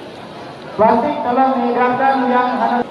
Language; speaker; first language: Indonesian; non-native, local second language; Achinese